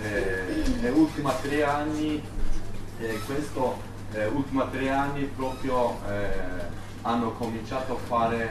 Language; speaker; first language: Italian; non-native, learner; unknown